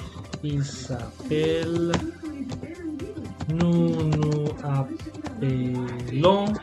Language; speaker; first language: French; non-native, fluent; Spanish